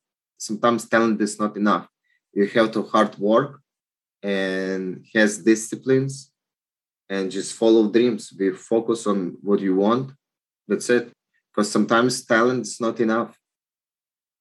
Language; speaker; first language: English; non-native, learner; Ukrainian